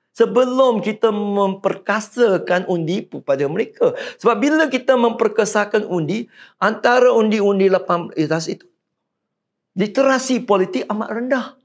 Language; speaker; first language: Malay; non-native, local second language; Chinese